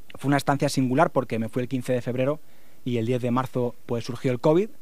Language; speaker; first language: Spanish; native; Spanish